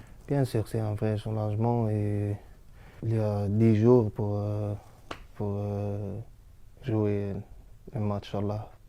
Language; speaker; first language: French; non-native, learner; Arabic